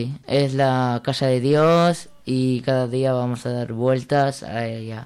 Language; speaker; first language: Spanish; early bilingual, other home language; Arabic